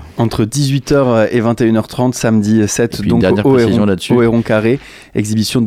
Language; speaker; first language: French; native; French